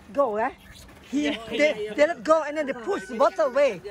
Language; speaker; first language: English; non-native, learner; Indonesian